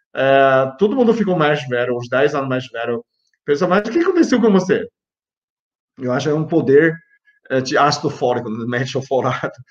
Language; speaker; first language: Portuguese; non-native, fluent; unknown